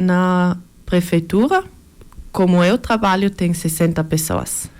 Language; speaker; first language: Portuguese; early bilingual, heritage; Portuguese